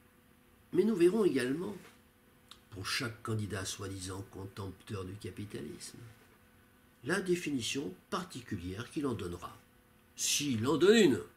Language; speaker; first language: French; native; French